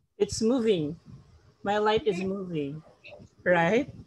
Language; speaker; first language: English; non-native, fluent; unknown